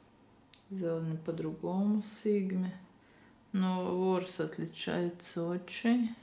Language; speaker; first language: Russian; non-native, learner; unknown